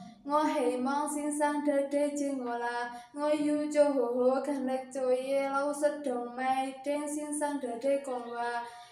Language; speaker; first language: Cantonese; non-native, learner; Indonesian